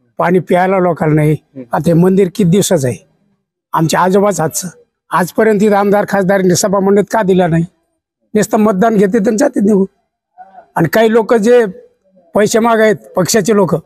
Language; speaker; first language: Marathi; non-native, local second language; Lambadi